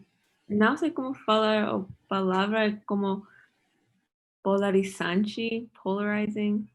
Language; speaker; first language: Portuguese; non-native, learner; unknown